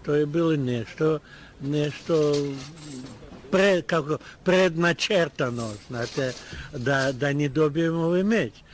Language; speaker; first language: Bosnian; non-native, learner; Russian